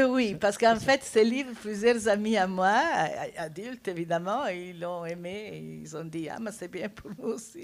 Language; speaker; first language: French; non-native, fluent; Italian